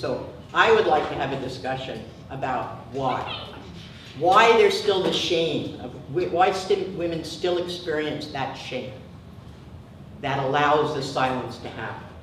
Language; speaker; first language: English; native; English